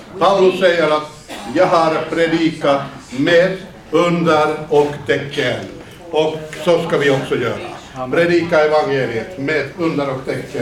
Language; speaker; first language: Swedish; non-native, fluent; Finnish